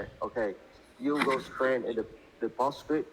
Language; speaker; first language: English; non-native, learner; Vietnamese